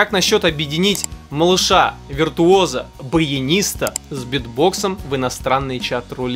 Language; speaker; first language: Russian; native; Russian